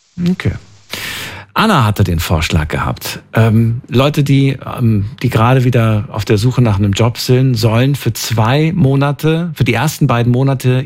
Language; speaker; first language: German; native; German